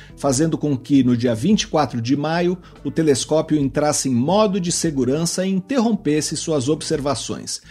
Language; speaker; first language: Portuguese; native; Portuguese